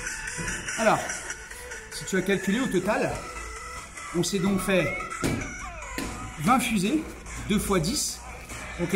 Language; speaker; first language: French; native; French